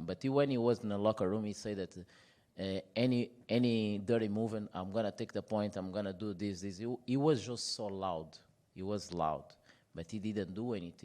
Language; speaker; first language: English; non-native, fluent; Portuguese